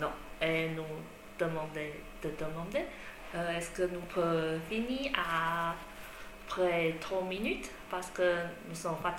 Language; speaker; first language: French; non-native, learner; Chinese